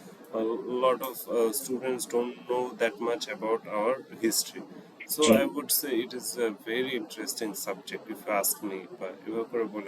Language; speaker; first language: English; non-native, fluent; Bangla